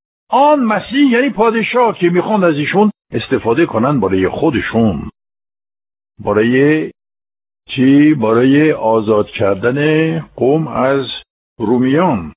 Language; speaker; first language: Persian; non-native, fluent; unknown